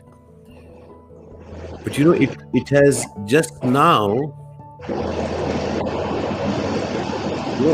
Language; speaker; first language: English; non-native, local second language; Hindi